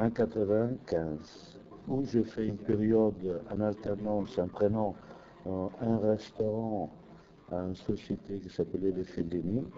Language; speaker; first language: French; non-native, fluent; Italian